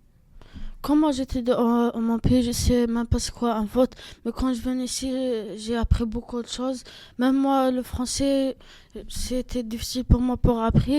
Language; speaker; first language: French; non-native, learner; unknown